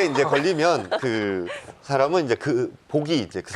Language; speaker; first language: Korean; native; Korean